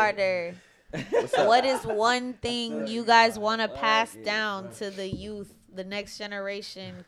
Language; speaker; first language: English; early bilingual, other home language; Spanish